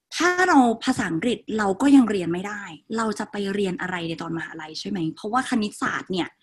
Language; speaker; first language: Thai; non-native, local second language; Northeastern Thai